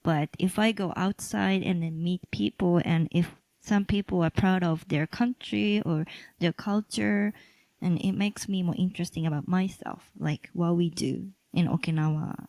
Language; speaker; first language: English; non-native, local second language; Japanese